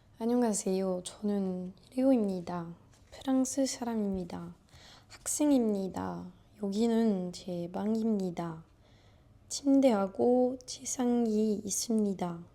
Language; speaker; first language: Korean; non-native, learner; French